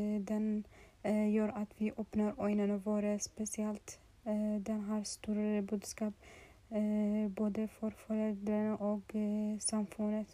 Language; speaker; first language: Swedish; non-native, learner; Norwegian